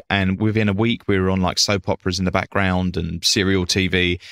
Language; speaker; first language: English; native; English